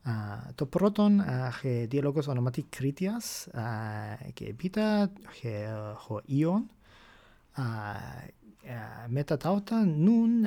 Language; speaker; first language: Greek; non-native, fluent; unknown